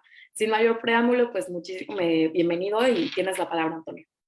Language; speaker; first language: Spanish; native; Spanish